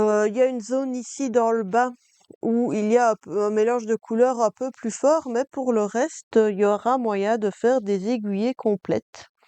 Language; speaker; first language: French; native; French